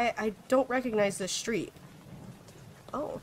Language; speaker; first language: English; native; English